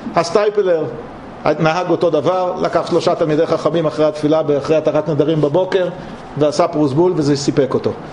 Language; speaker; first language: Hebrew; native; Hebrew